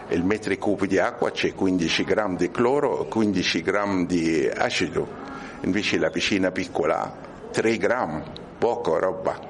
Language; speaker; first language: Italian; non-native, learner; Arabic